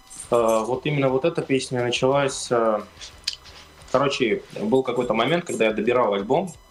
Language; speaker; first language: Russian; non-native, fluent; Kurdish